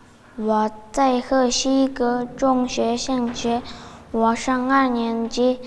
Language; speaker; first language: Chinese; non-native, learner; Mongolian